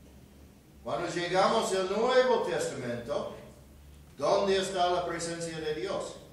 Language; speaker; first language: Spanish; non-native, fluent; English